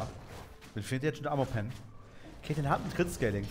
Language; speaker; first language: German; native; German